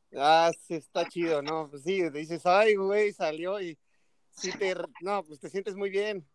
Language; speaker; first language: Spanish; native; Spanish